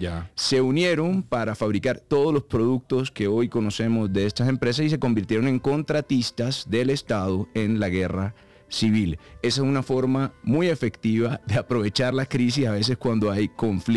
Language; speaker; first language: Spanish; native; Spanish